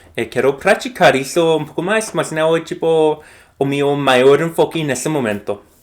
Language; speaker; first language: Portuguese; non-native, fluent; English